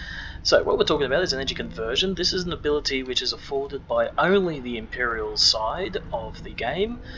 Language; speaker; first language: English; native; English